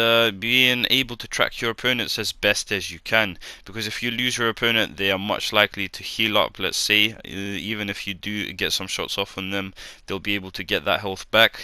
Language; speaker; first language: English; native; English